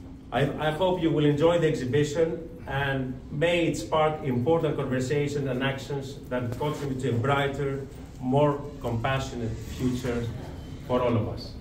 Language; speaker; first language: English; non-native, fluent; Greek